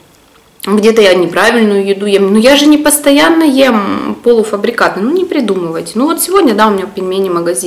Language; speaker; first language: Russian; native; Russian